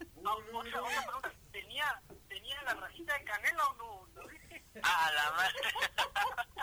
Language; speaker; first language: Spanish; native; Spanish